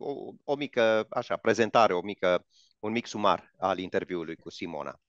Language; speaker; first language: Romanian; native; Romanian